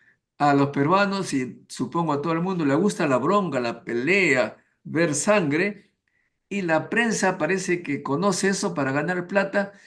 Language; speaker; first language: Spanish; native; Spanish